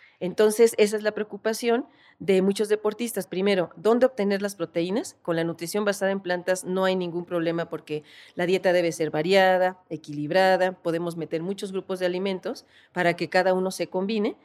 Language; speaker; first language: Spanish; native; Spanish